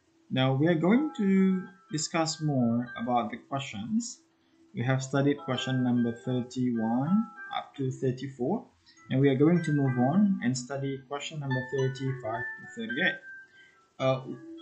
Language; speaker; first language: English; non-native, fluent; Indonesian